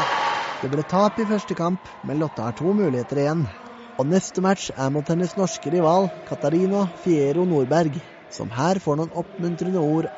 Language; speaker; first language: Norwegian; native; Norwegian